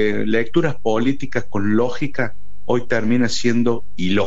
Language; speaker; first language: Spanish; native; Spanish